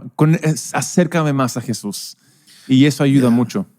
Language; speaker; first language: Spanish; non-native, local second language; English